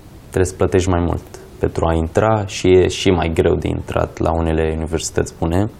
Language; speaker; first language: Romanian; early bilingual, other home language; Arabic